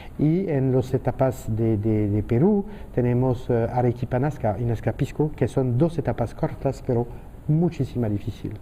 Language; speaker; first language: Spanish; non-native, fluent; French